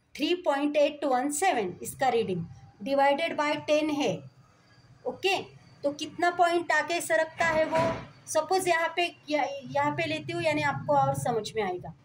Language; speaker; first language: Hindi; non-native, local second language; Marathi